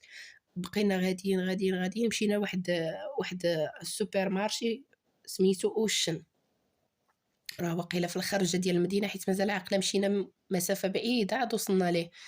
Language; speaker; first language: Arabic; native; Arabic